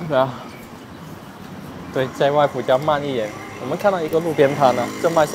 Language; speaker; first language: Chinese; native; Chinese